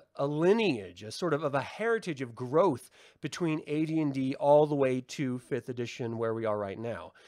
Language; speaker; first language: English; native; English